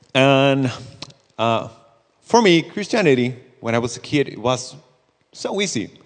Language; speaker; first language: English; non-native, fluent; Spanish